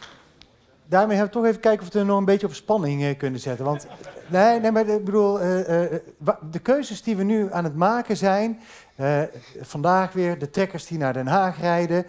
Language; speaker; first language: Dutch; native; Dutch